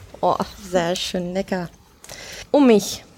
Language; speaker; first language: German; native; German